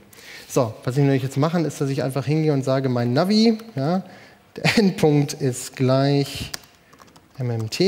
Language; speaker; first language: German; native; German